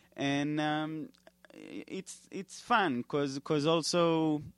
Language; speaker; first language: English; non-native, fluent; Hebrew